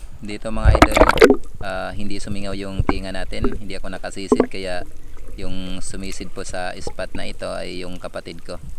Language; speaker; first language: Filipino; non-native, local second language; Hiligaynon